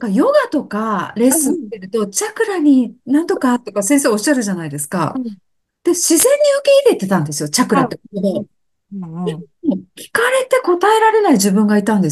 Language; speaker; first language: Japanese; native; Japanese